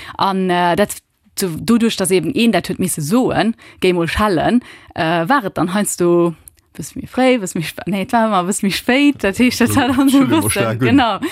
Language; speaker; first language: Luxembourgish; early bilingual, other home language; Italian